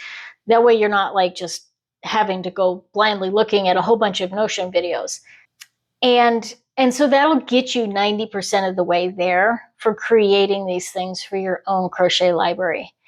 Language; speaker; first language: English; native; English